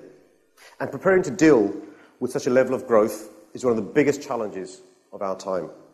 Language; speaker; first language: English; native; English